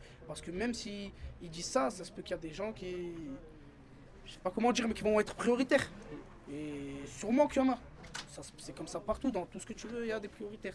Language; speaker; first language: French; native; French